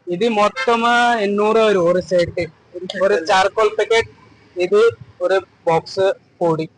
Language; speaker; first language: Malayalam; non-native, learner; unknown